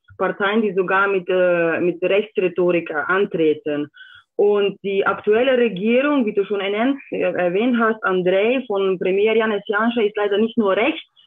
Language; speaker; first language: German; non-native, fluent; Slovenian